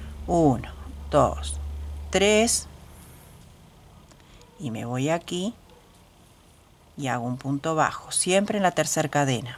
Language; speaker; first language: Spanish; native; Spanish